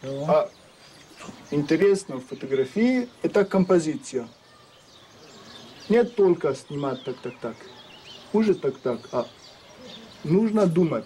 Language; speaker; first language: Russian; non-native, learner; French